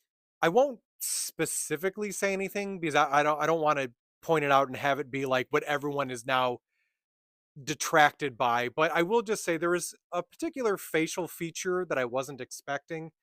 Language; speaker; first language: English; native; English